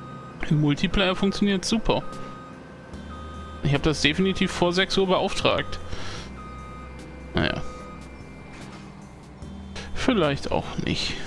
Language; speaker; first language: German; native; German